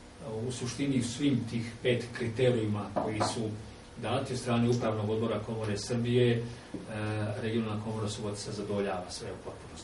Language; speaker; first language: Serbian; native; Serbian